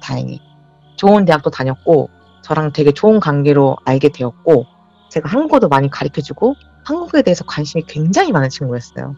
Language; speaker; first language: Korean; native; Korean